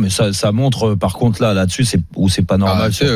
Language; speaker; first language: French; native; French